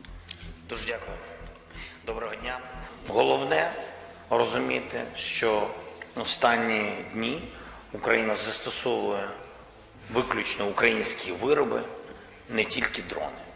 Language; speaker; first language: Ukrainian; non-native, local second language; Russian